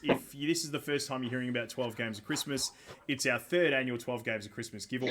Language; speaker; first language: English; native; English